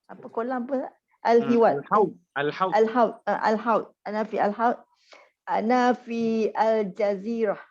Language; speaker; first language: Arabic; non-native, learner; Malay